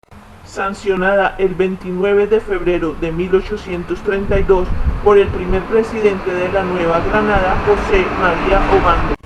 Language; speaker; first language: Spanish; native; Spanish